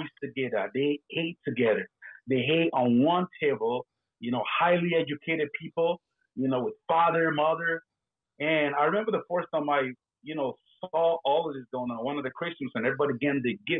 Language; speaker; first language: English; native; English